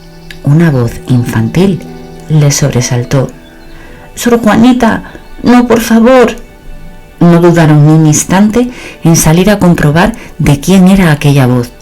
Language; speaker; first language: Spanish; native; Spanish